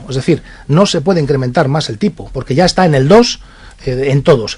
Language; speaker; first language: Spanish; native; Spanish